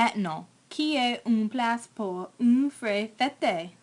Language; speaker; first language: French; non-native, learner; English